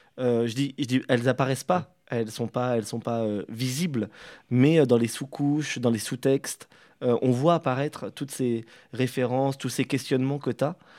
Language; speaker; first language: French; native; French